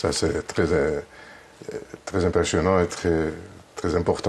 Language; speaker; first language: French; non-native, fluent; Greek